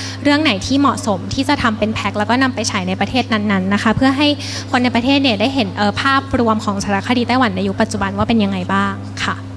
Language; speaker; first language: Thai; native; Thai